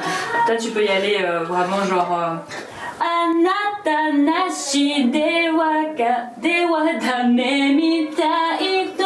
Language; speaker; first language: French; native; French